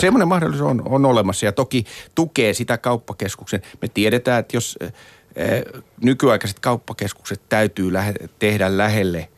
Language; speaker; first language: Finnish; native; Finnish